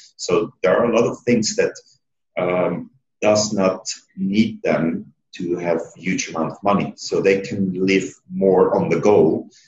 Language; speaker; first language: English; non-native, fluent; Italian